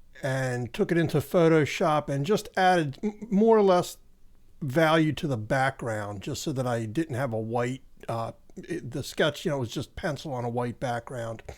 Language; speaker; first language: English; native; English